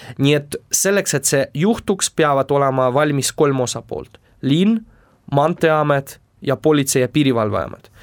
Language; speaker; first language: Estonian; non-native, local second language; Russian